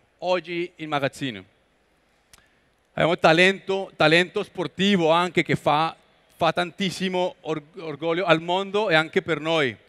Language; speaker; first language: Italian; non-native, learner; Spanish